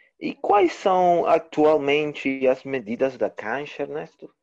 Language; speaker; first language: Portuguese; non-native, learner; Spanish